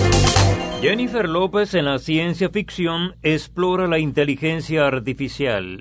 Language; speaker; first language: Spanish; native; Spanish